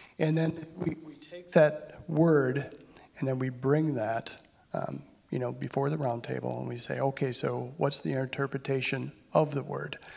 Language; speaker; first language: English; native; English